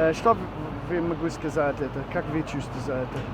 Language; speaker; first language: Russian; non-native, learner; English